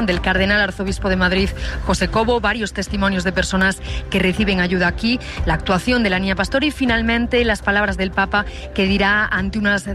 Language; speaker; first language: Spanish; native; Spanish